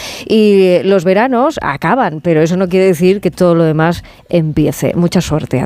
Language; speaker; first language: Spanish; native; Spanish